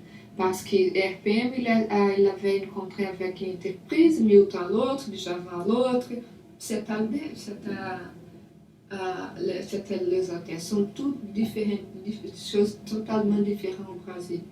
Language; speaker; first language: French; non-native, learner; Portuguese